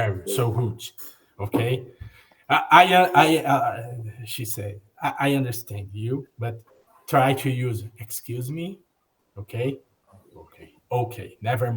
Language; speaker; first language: English; non-native, learner; Portuguese